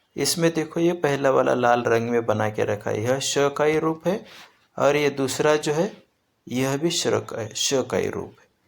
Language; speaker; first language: Hindi; non-native, local second language; Marathi